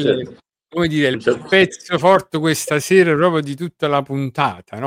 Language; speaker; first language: Italian; native; Italian